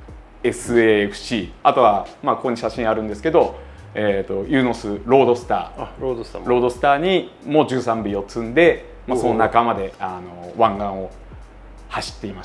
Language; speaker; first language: Japanese; native; Japanese